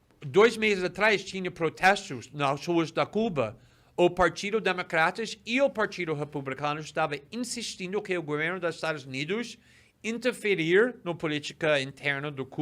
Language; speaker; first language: Portuguese; non-native, fluent; English